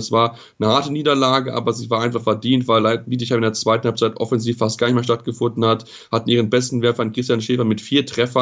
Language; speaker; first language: German; native; German